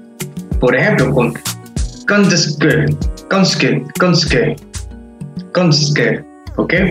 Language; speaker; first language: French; non-native, fluent; Spanish